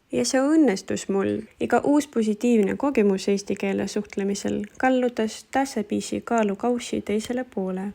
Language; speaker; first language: Estonian; non-native, local second language; Russian